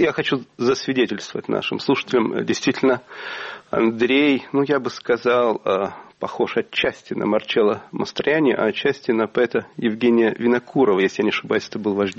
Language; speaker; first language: Russian; native; Russian